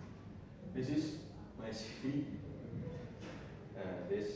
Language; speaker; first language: English; non-native, learner; Indonesian